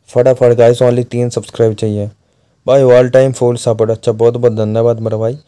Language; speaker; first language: Hindi; non-native, local second language; Bangla